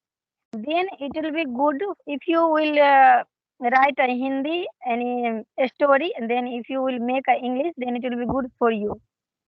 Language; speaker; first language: English; non-native, learner; Hindi